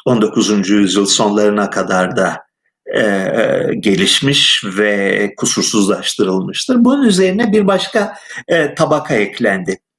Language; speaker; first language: Turkish; native; Turkish